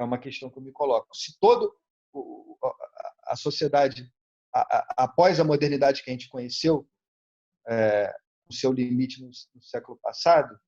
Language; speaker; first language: Portuguese; native; Portuguese